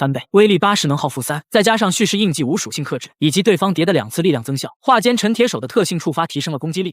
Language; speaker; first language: Chinese; native; Chinese